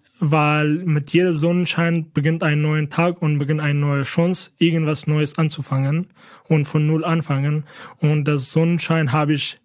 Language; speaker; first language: German; non-native, fluent; Kurdish